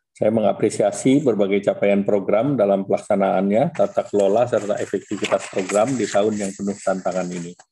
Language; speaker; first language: Indonesian; native; Indonesian